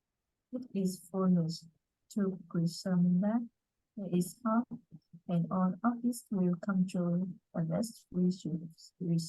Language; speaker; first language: English; non-native, learner; Vietnamese